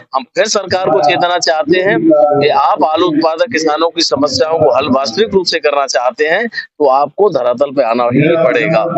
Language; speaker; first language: Hindi; native; Hindi